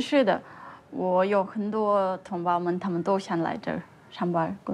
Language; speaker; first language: Chinese; non-native, fluent; Russian